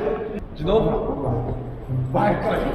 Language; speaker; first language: Portuguese; native; Portuguese